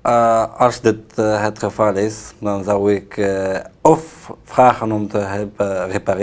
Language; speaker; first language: Dutch; non-native, learner; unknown